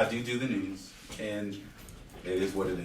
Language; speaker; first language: English; native; English